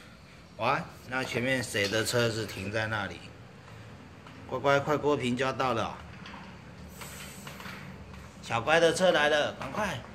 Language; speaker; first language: Chinese; native; Chinese